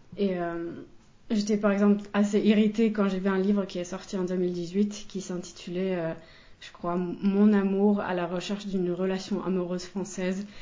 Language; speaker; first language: French; non-native, fluent; Finnish